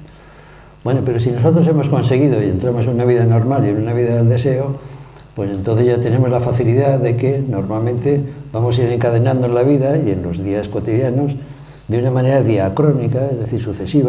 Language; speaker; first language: Spanish; native; Spanish